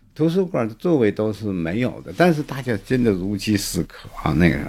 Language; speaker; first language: Chinese; native; Chinese